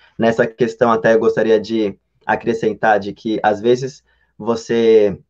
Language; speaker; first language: Portuguese; native; Portuguese